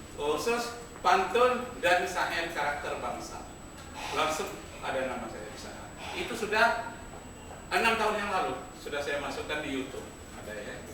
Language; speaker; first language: Indonesian; native; Indonesian